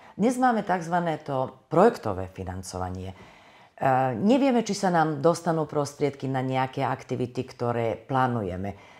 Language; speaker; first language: Slovak; native; Slovak